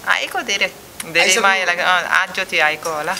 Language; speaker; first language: Nepali; non-native, learner; Dutch